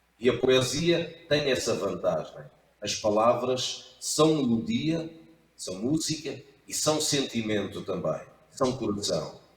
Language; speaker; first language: Portuguese; native; Portuguese